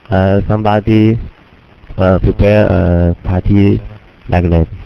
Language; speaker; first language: English; non-native, learner; Chinese